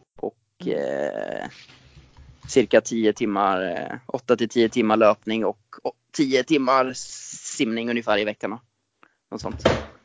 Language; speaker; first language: Swedish; native; Swedish